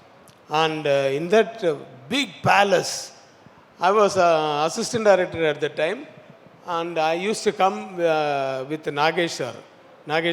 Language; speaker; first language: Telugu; non-native, learner; Tamil